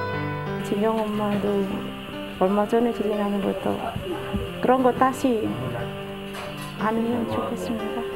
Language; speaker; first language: Korean; non-native, learner; Javanese